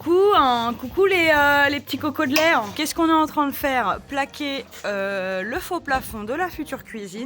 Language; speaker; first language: French; native; French